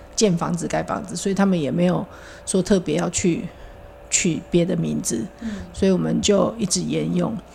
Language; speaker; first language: Chinese; native; Chinese